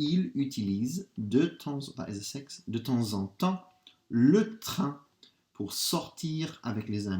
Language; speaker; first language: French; non-native, fluent; English